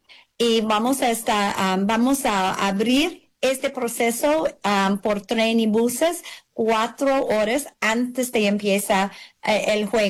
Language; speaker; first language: Spanish; early bilingual, heritage; English